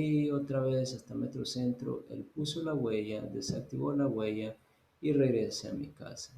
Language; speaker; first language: Spanish; native; Spanish